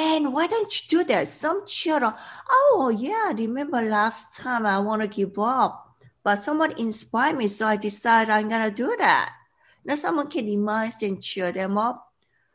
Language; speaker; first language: English; non-native, learner; Korean